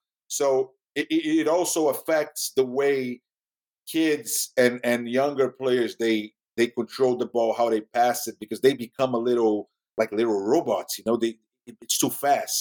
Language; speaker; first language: English; non-native, fluent; Portuguese